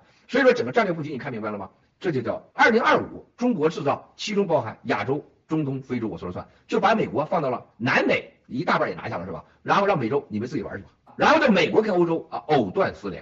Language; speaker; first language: Chinese; native; Chinese